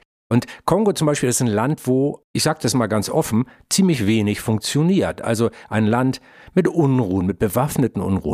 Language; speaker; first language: German; native; German